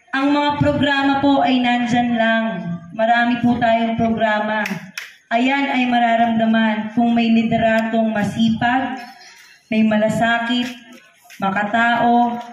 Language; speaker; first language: Filipino; native; Filipino